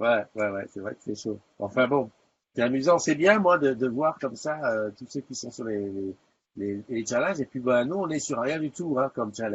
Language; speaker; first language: French; native; French